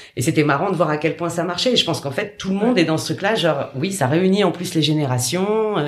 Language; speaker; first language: French; native; French